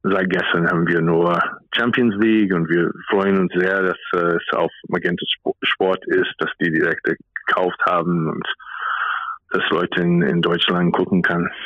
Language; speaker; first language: German; non-native, fluent; English